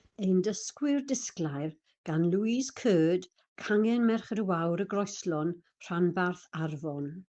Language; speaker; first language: Welsh; non-native, fluent; English